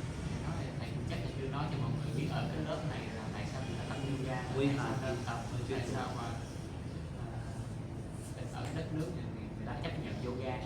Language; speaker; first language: Vietnamese; native; Vietnamese